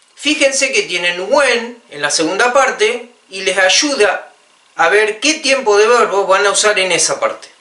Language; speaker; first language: Spanish; native; Spanish